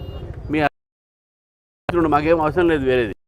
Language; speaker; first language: Telugu; native; Telugu